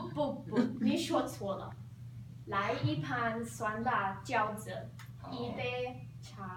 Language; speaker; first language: Chinese; non-native, learner; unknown